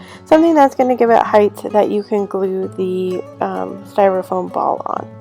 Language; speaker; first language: English; native; English